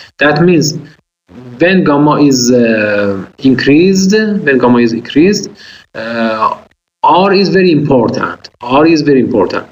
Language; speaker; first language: English; non-native, fluent; Persian